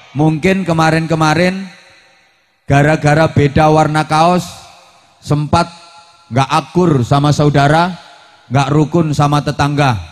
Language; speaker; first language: Indonesian; native; Indonesian